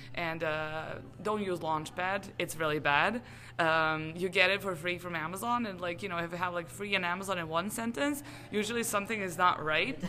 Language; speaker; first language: English; non-native, fluent; Serbian